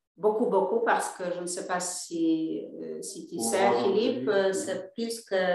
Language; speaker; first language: French; non-native, fluent; Polish